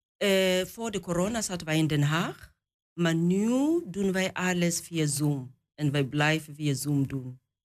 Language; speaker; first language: Dutch; non-native, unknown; Swahili